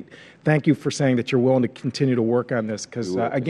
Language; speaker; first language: English; native; English